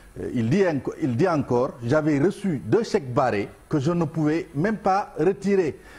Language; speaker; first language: French; non-native, local second language; Wolof